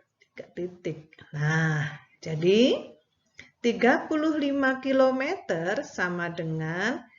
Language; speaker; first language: Indonesian; native; Indonesian